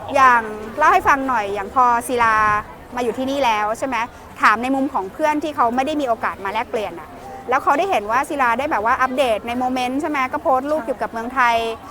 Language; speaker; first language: Thai; native; Thai